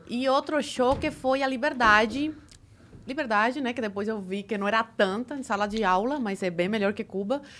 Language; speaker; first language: Portuguese; early bilingual, other home language; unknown